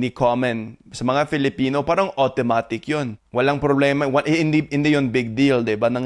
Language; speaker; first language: Filipino; non-native, fluent; English